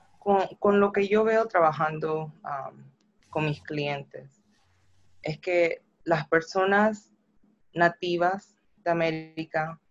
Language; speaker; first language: Spanish; early bilingual, other home language; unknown